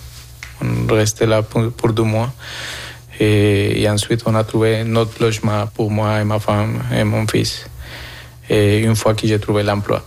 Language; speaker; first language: French; non-native, learner; Spanish